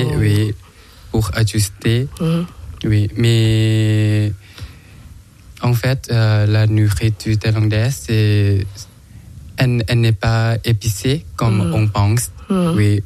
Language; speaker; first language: French; non-native, learner; Thai